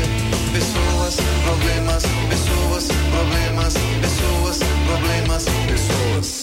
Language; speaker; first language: Portuguese; non-native, fluent; French